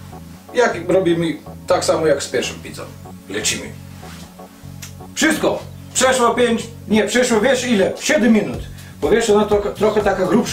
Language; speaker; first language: Polish; non-native, learner; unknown